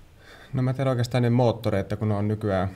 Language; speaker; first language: Finnish; native; Finnish